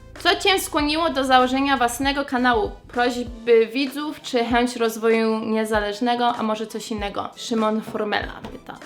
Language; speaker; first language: Polish; early bilingual, heritage; English